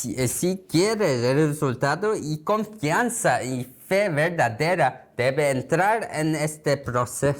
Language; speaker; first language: Spanish; non-native, learner; Korean